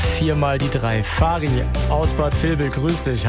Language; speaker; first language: German; native; German